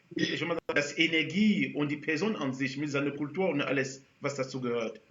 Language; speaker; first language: German; non-native, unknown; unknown